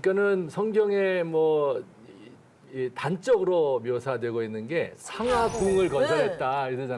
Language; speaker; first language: Korean; native; Korean